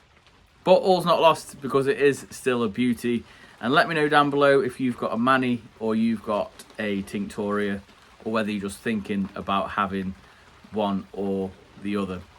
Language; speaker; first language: English; native; English